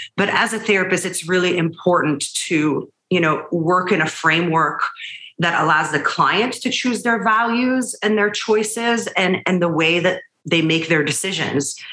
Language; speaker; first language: English; early bilingual, other home language; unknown